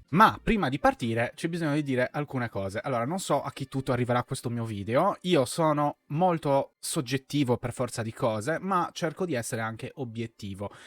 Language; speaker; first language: Italian; native; Italian